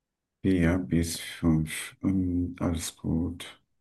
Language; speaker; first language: German; non-native, learner; Turkish